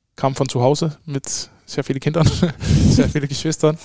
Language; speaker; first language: German; non-native, fluent; Danish